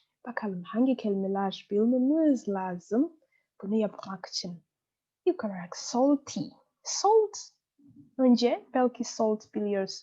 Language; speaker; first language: Turkish; non-native, fluent; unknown